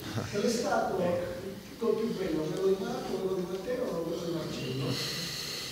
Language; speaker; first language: Italian; native; Italian